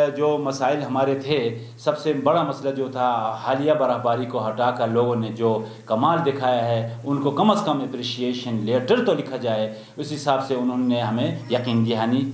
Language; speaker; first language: Urdu; non-native, local second language; Khowar